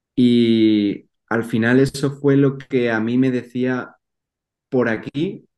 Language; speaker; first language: Spanish; native; Spanish